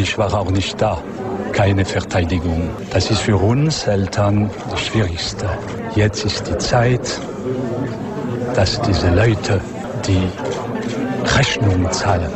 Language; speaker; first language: German; non-native, learner; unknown